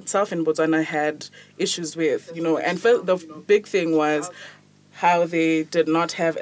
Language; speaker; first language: English; non-native, local second language; Tswana